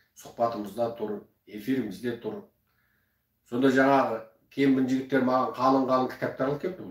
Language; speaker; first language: Kazakh; early bilingual, heritage; Kazakh